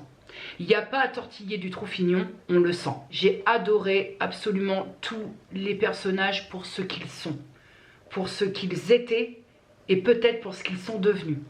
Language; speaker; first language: French; native; French